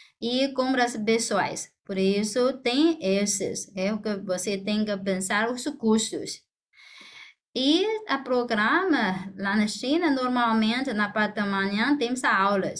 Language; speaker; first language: Portuguese; non-native, fluent; Chinese